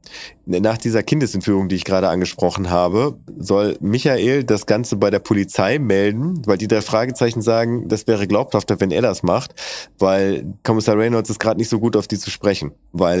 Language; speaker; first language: German; native; German